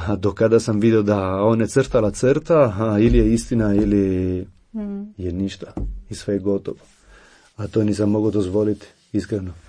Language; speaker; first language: Croatian; non-native, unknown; Italian